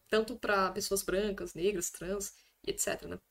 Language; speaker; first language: Portuguese; native; Portuguese